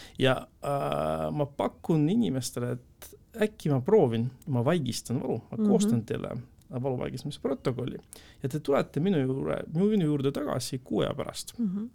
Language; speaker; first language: Estonian; non-native, local second language; Russian